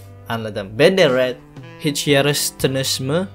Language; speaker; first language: Turkish; non-native, learner; Indonesian